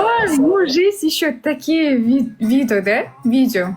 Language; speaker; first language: Russian; non-native, local second language; Uzbek